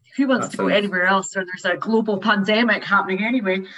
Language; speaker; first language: English; native; English